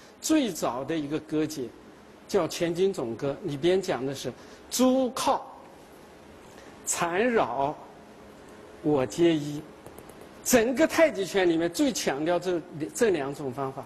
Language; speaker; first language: Chinese; native; Chinese